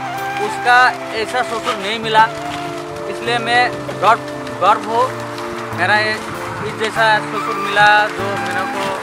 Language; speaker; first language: Hindi; non-native, local second language; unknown